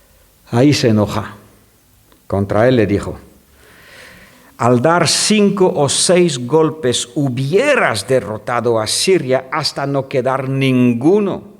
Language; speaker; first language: Spanish; non-native, fluent; French